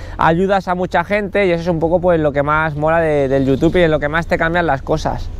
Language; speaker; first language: Spanish; native; Spanish